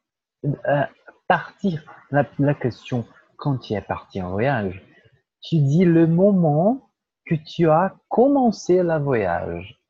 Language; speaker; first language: French; non-native, learner; Portuguese